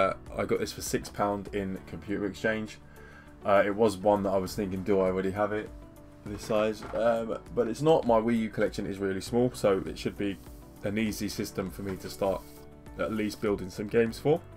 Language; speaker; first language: English; native; English